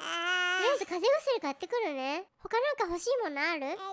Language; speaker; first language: Japanese; native; Japanese